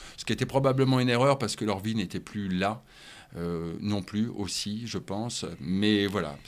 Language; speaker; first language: French; native; French